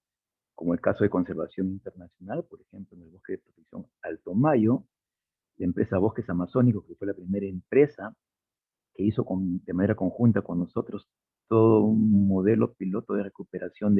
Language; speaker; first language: Spanish; native; Spanish